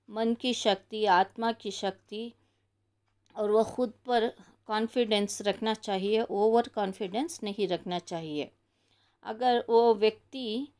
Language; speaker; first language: Hindi; non-native, local second language; Kannada